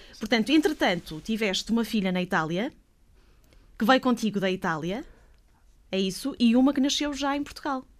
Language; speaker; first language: Portuguese; native; Portuguese